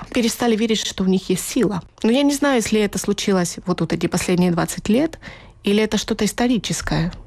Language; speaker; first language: Russian; native; Russian